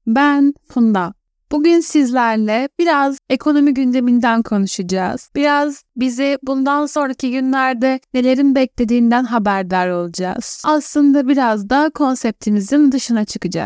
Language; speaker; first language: Turkish; native; Turkish